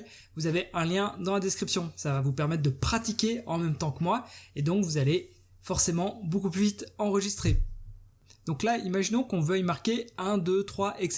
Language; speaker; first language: French; native; French